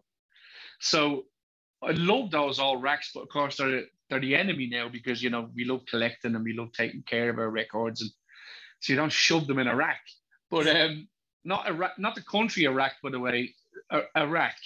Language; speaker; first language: English; native; English